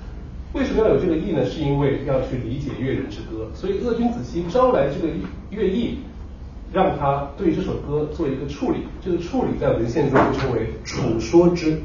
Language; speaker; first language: Chinese; native; Chinese